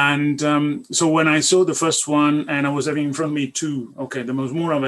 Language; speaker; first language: English; non-native, fluent; Italian